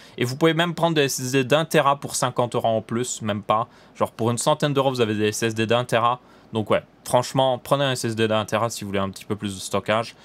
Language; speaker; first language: French; native; French